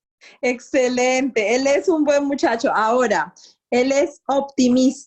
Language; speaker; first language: Spanish; non-native, fluent; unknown